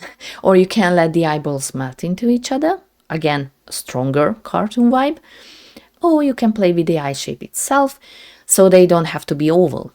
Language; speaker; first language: English; non-native, fluent; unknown